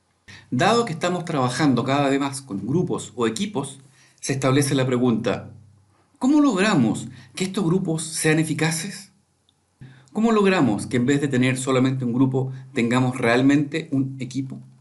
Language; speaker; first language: Spanish; native; Spanish